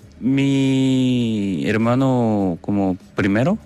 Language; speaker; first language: Spanish; non-native, learner; Korean